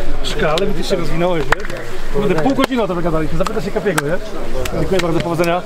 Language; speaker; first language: Polish; native; Polish